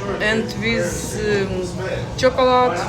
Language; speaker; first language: English; non-native, learner; Ukrainian